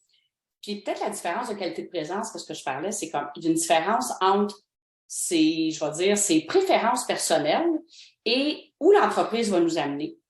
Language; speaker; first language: French; native; French